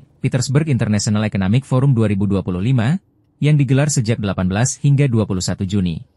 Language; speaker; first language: Indonesian; native; Indonesian